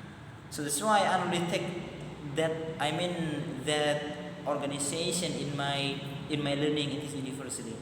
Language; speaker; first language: English; non-native, learner; Madurese